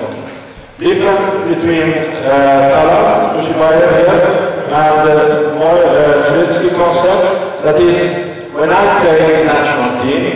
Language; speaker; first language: English; non-native, learner; Swedish